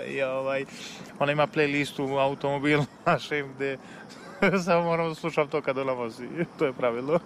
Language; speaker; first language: Serbian; native; Serbian